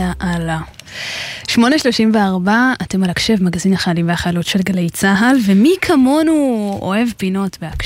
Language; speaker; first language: Hebrew; native; Hebrew